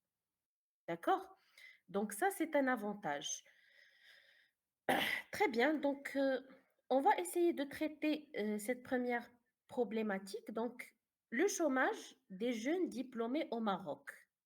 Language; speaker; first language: French; non-native, fluent; Arabic